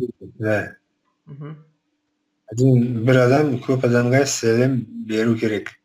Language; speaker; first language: Kazakh; non-native, local second language; Russian